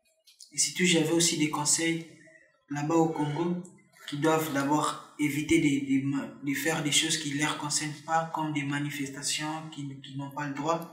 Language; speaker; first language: French; non-native, local second language; Lingala